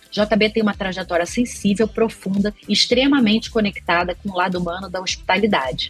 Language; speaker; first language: Portuguese; native; Portuguese